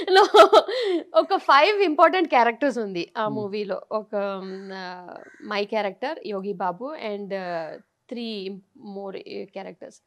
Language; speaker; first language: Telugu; non-native, local second language; Tamil